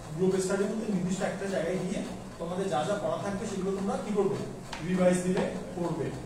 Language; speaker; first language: Bangla; non-native, local second language; Chakma